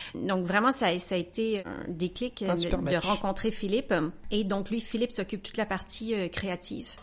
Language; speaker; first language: French; native; French